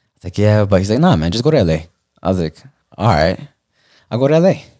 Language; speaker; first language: English; native; English